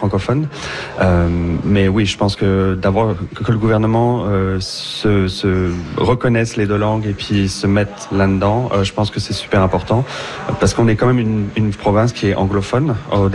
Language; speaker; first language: French; native; French